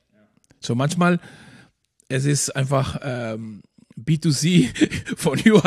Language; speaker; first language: German; non-native, fluent; Spanish